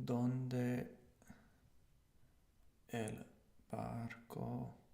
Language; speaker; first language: Spanish; non-native, learner; English